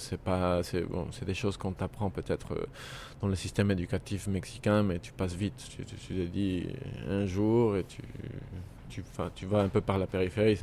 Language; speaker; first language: French; non-native, fluent; Spanish